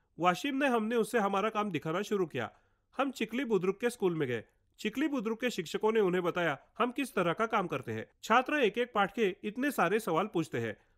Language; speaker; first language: Hindi; non-native, local second language; Marathi